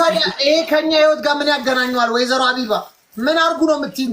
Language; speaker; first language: Amharic; native; Amharic